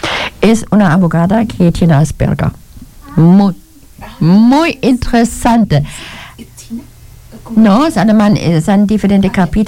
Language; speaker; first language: Spanish; non-native, learner; German